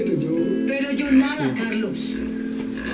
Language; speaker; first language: Spanish; non-native, learner; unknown